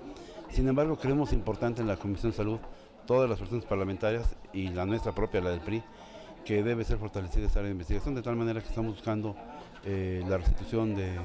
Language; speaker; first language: Spanish; native; Spanish